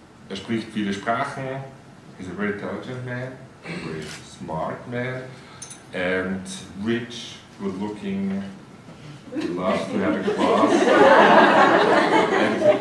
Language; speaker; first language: English; non-native, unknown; German